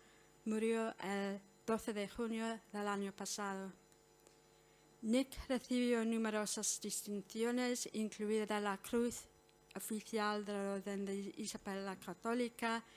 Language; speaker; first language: Spanish; non-native, fluent; English